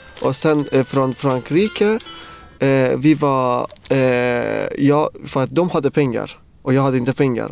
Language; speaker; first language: Swedish; non-native, fluent; Persian